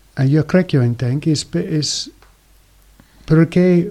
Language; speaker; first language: Catalan; non-native, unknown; English